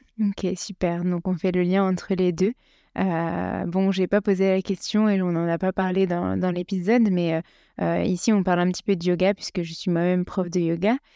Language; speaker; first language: French; native; French